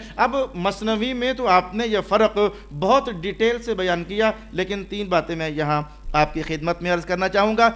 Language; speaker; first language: Urdu; non-native, local second language; Punjabi